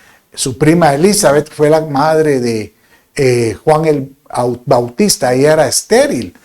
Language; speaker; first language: Spanish; native; Spanish